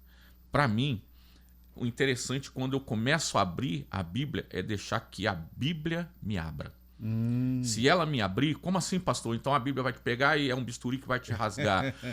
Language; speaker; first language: Portuguese; native; Portuguese